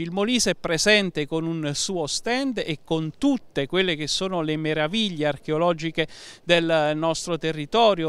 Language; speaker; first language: Italian; native; Italian